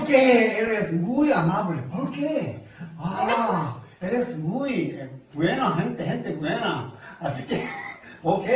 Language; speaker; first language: Spanish; non-native, learner; Korean